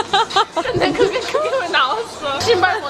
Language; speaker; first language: Korean; early bilingual, heritage; English